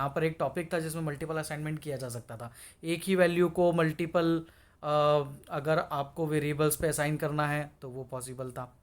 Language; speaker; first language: Hindi; native; Hindi